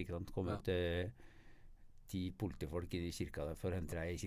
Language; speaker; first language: Norwegian; native; Norwegian